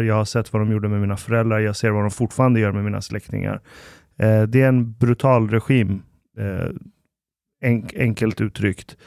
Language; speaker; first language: Swedish; early bilingual, other home language; Persian